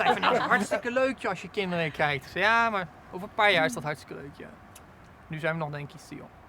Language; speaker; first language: Dutch; native; Dutch